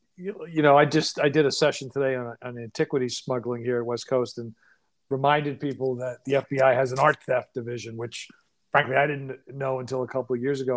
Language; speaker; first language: English; native; English